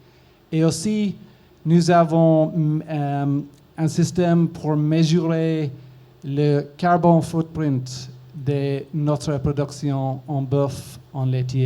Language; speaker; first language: French; non-native, learner; English